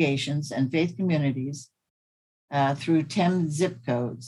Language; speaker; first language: English; native; English